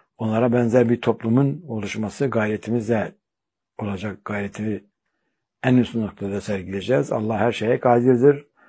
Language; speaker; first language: Turkish; native; Turkish